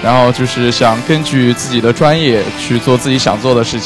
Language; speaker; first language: Chinese; native; Chinese